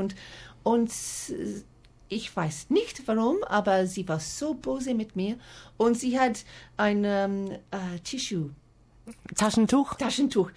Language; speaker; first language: German; non-native, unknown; English